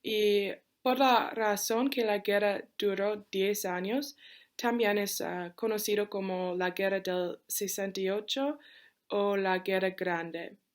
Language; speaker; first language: Spanish; non-native, learner; English